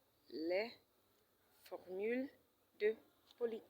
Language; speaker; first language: French; non-native, fluent; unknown